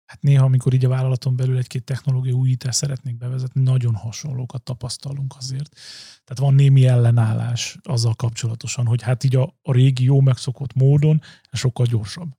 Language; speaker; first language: Hungarian; native; Hungarian